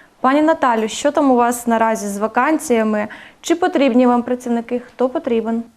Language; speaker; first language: Ukrainian; native; Ukrainian